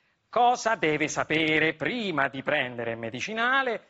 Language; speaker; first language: Italian; native; Italian